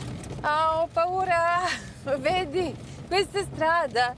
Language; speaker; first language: Italian; non-native, learner; Serbian